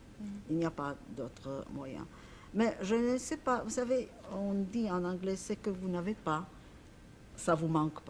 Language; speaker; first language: French; non-native, fluent; Polish